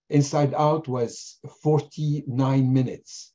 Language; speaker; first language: English; non-native, fluent; German